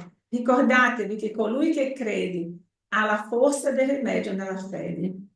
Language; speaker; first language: Italian; non-native, fluent; Portuguese